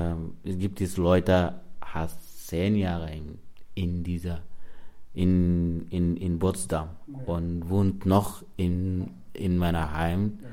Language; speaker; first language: German; non-native, learner; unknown